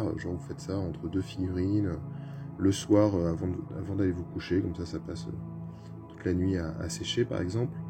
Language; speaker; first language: French; native; French